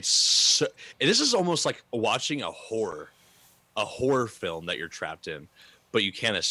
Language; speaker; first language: English; native; English